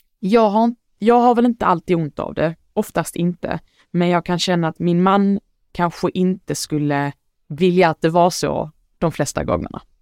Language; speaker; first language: Swedish; early bilingual, other home language; Arabic